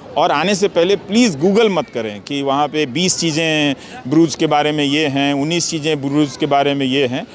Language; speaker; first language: Hindi; native; Hindi